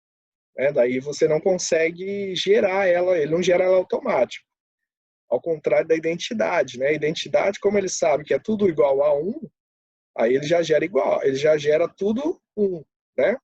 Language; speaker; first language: Portuguese; native; Portuguese